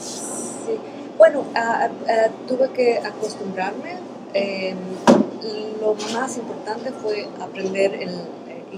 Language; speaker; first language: Spanish; early bilingual, other home language; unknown